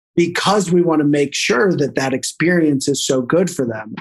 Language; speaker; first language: English; native; English